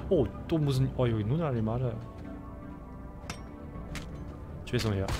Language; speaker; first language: Korean; non-native, learner; German